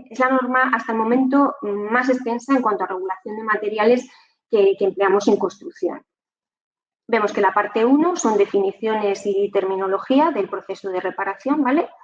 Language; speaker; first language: Spanish; native; Spanish